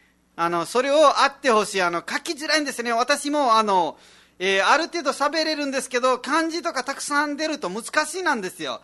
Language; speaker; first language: Japanese; non-native, fluent; Nepali